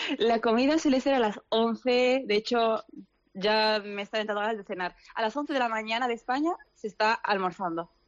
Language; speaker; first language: Spanish; early bilingual, other home language; Arabic